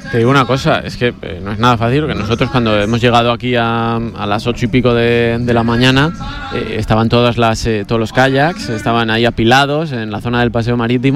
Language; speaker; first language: Spanish; native; Spanish